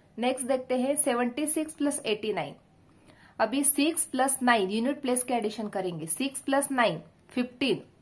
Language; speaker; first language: Hindi; non-native, local second language; Marathi